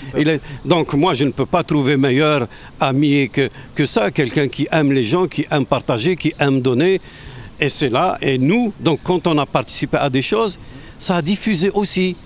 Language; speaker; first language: French; non-native, local second language; Arabic